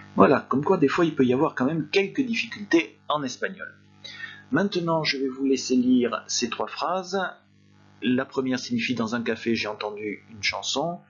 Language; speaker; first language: French; native; French